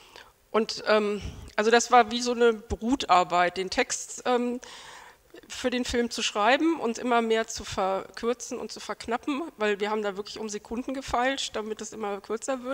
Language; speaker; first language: German; native; German